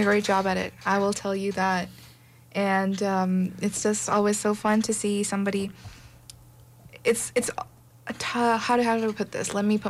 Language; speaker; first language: English; non-native, local second language; Urdu